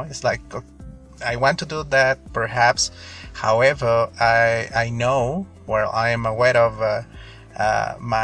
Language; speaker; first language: English; non-native, fluent; Spanish